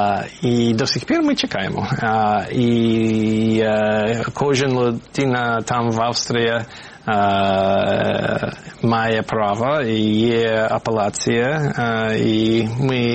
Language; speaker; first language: Ukrainian; non-native, fluent; English